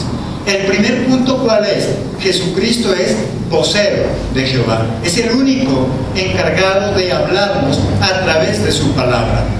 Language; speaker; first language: Spanish; native; Spanish